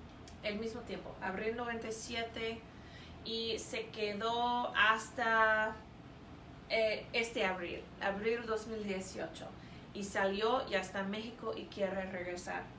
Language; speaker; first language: Spanish; non-native, fluent; English